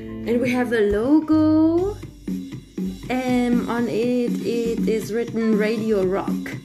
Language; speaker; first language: English; non-native, fluent; German